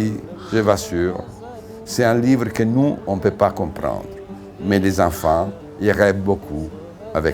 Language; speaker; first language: French; non-native, fluent; Italian